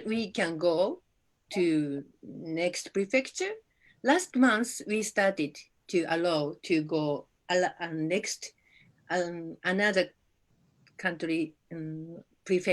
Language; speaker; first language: English; non-native, learner; Japanese